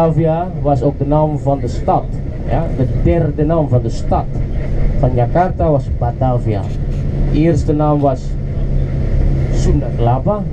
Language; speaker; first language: Dutch; non-native, fluent; Indonesian